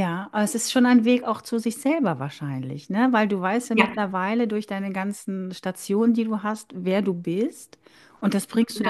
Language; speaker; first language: German; native; German